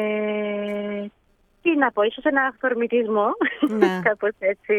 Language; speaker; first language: Greek; early bilingual, heritage; Greek